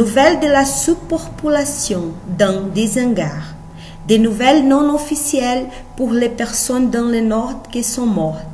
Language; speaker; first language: French; non-native, learner; Portuguese